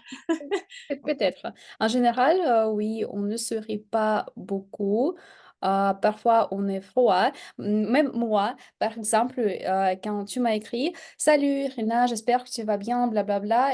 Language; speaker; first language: French; non-native, fluent; Russian